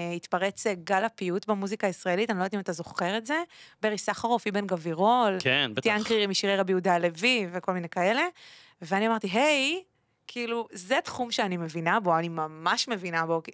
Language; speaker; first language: Hebrew; native; Hebrew